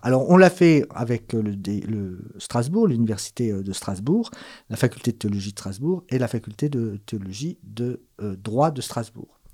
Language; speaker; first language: French; native; French